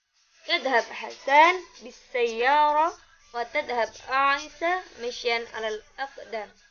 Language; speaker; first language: Arabic; non-native, learner; Indonesian